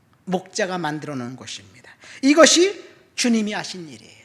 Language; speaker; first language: Korean; native; Korean